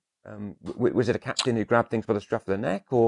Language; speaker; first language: English; native; English